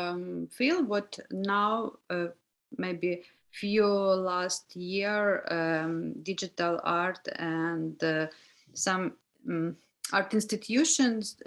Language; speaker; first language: English; non-native, learner; Ukrainian